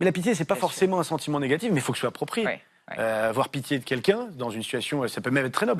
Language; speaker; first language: French; native; French